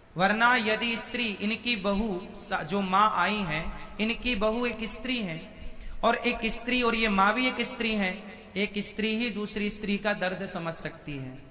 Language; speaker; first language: Hindi; native; Hindi